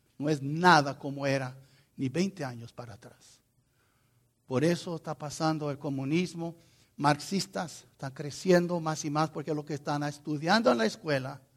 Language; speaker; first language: Spanish; non-native, fluent; Portuguese